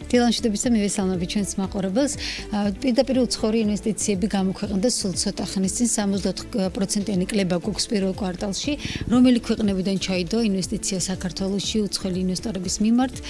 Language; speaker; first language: Georgian; native; Georgian